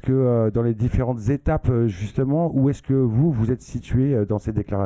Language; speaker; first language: French; native; French